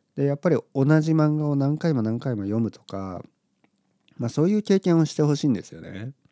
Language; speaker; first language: Japanese; native; Japanese